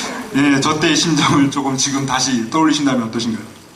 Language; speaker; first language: Korean; native; Korean